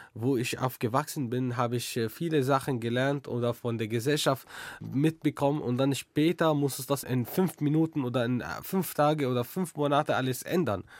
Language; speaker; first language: German; non-native, fluent; Arabic